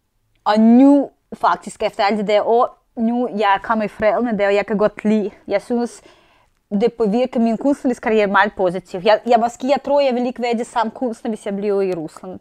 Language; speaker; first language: Danish; non-native, fluent; Russian